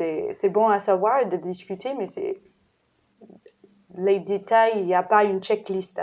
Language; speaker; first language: French; non-native, fluent; English